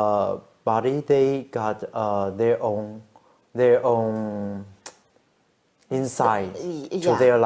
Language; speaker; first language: English; non-native, fluent; Chinese